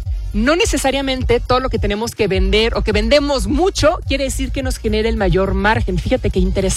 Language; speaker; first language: Spanish; native; Spanish